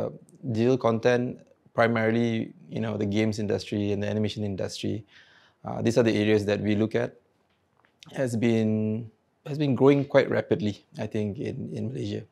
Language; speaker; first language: English; non-native, local second language; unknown